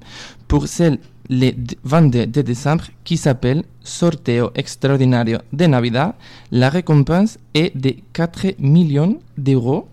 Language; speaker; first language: French; non-native, fluent; Spanish